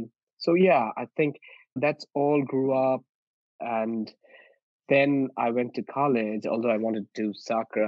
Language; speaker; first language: English; non-native, local second language; Bangla